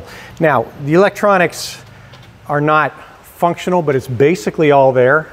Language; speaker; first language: English; native; English